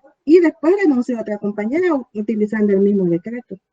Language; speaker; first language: Spanish; native; Spanish